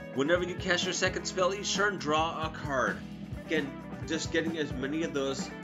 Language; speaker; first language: English; native; English